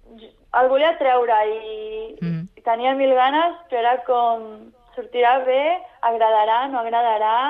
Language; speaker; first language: Catalan; non-native, local second language; Spanish